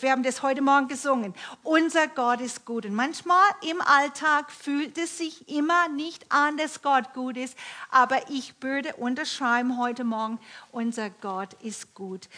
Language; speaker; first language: German; non-native, fluent; English